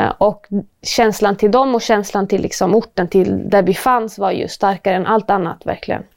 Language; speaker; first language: Swedish; native; Swedish